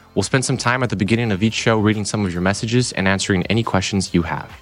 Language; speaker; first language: English; non-native, fluent; Portuguese